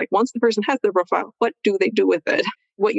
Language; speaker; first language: English; native; English